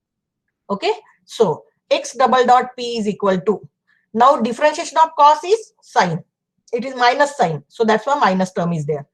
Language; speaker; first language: English; non-native, local second language; Marathi